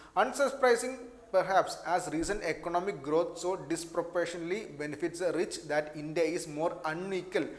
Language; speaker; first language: English; non-native, local second language; Malayalam